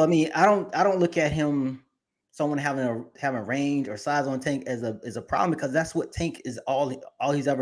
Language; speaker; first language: English; native; English